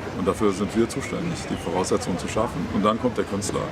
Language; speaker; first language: German; native; German